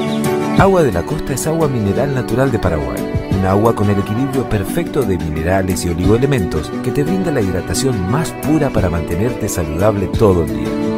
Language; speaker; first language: Spanish; native; Spanish